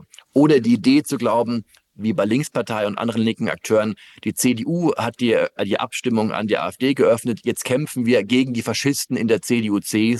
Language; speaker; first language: German; native; German